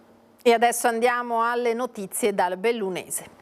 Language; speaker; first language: Italian; native; Italian